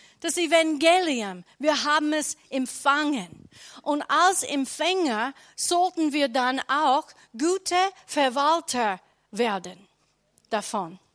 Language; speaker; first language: German; non-native, learner; English